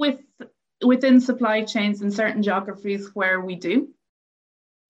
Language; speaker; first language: English; native; English